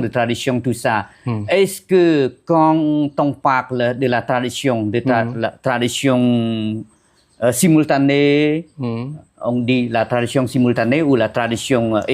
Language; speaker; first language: French; non-native, fluent; Khmer